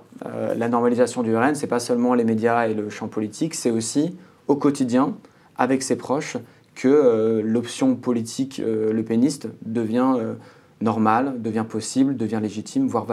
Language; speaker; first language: French; native; French